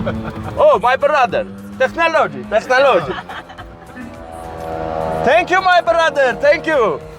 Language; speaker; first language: English; non-native, learner; Armenian